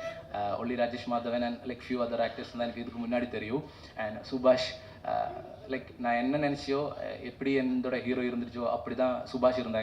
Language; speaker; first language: Tamil; non-native, learner; Malayalam